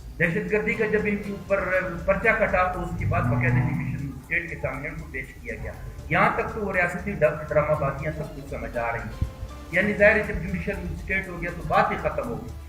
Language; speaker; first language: Urdu; non-native, local second language; Baluchi